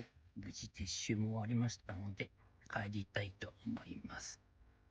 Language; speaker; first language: Japanese; native; Japanese